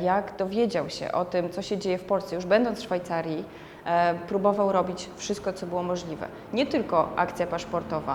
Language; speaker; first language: Polish; native; Polish